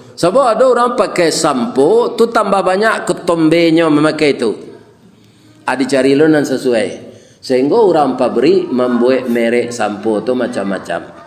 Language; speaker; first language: Malay; non-native, local second language; Minangkabau